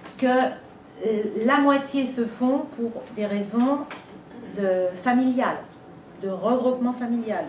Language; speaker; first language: French; native; French